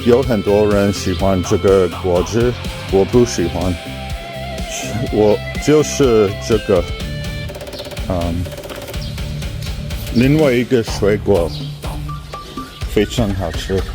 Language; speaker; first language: Chinese; non-native, fluent; English